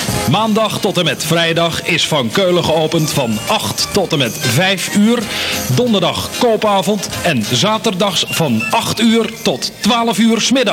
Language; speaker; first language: Dutch; native; Dutch